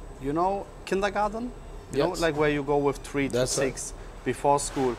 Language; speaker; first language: English; non-native, learner; German